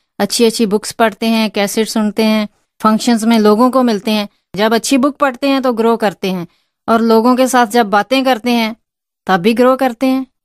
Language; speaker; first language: Hindi; non-native, local second language; Punjabi